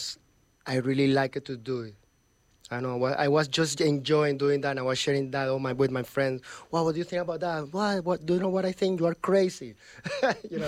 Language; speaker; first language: English; non-native, fluent; Spanish